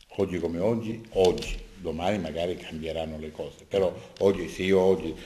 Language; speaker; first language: Italian; native; Italian